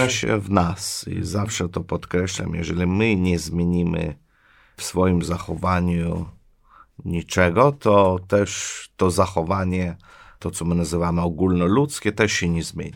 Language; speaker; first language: Polish; non-native, fluent; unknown